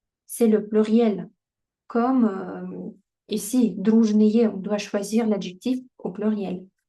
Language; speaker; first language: French; non-native, fluent; Russian